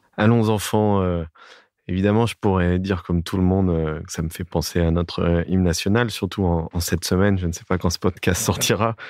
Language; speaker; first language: French; native; French